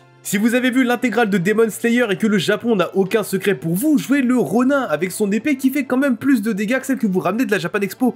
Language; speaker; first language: French; native; French